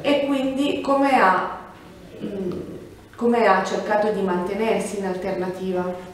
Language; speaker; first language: Italian; native; Italian